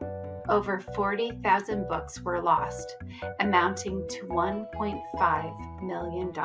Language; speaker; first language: English; native; English